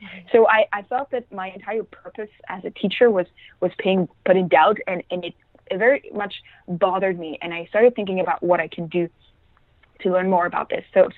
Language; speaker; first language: English; non-native, fluent; French